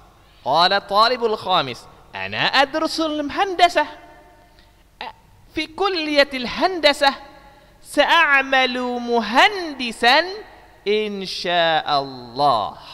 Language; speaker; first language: Arabic; non-native, fluent; Indonesian